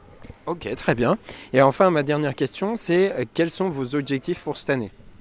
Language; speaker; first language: French; native; French